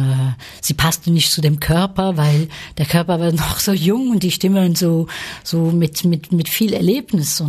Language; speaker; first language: German; early bilingual, heritage; French